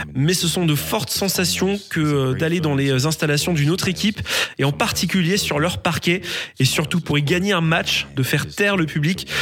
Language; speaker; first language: French; non-native, fluent; English